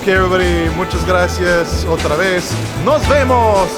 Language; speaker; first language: Spanish; non-native, learner; English